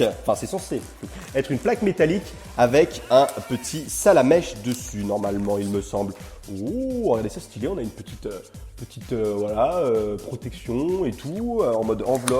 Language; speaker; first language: French; native; French